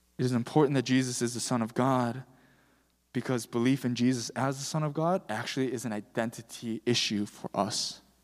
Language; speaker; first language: English; early bilingual, other home language; Korean